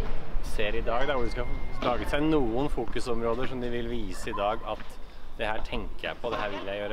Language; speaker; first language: Norwegian; native; Norwegian